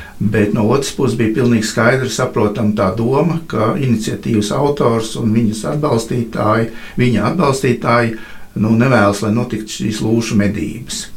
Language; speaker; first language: Latvian; native; Latvian